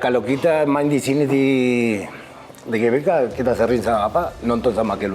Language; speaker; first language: Indonesian; non-native, fluent; Spanish